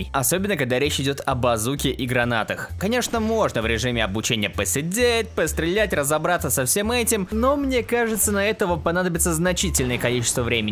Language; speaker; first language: Russian; native; Russian